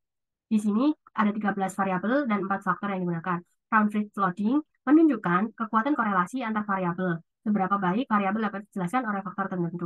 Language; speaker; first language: Indonesian; native; Indonesian